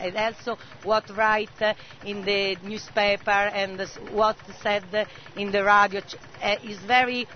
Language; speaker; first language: English; non-native, learner; Italian